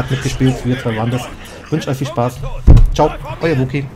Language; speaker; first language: German; native; German